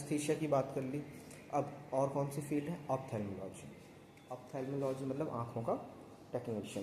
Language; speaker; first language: Hindi; native; Hindi